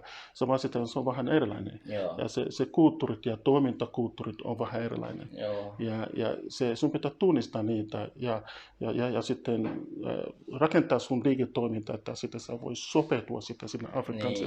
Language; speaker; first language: Finnish; non-native, fluent; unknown